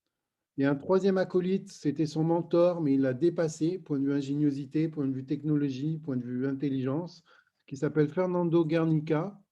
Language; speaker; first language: French; native; French